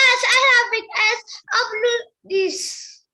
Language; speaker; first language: French; non-native, local second language; Arabic